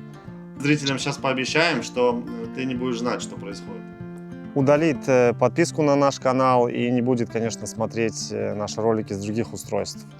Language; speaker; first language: Russian; native; Russian